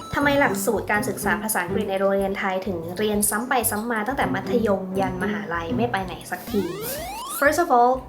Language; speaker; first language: Thai; early bilingual, heritage; Thai